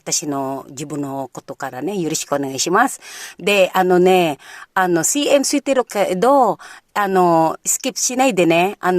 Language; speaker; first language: Japanese; non-native, learner; Filipino